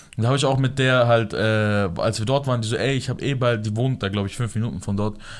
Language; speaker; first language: German; early bilingual, other home language; Persian